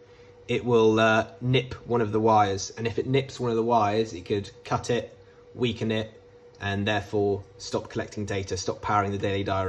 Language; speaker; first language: English; native; English